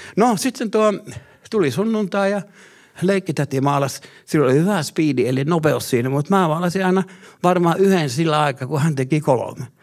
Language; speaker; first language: Finnish; native; Finnish